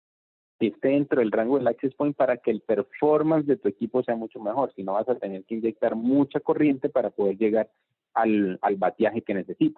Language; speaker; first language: Spanish; native; Spanish